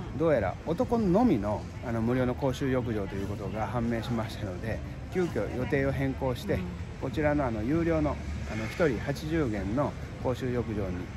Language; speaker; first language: Japanese; native; Japanese